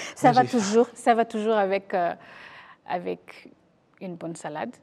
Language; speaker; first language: French; non-native, local second language; Kinyarwanda